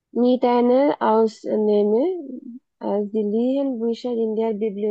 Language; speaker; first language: German; non-native, learner; Bangla